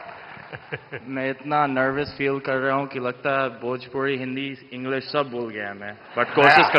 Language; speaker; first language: Hindi; early bilingual, heritage; Hindi